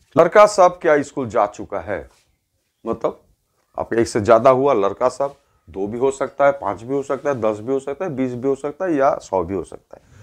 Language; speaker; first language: Hindi; native; Hindi